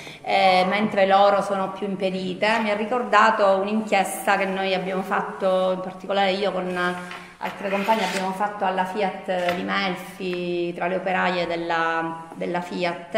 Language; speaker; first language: Italian; native; Italian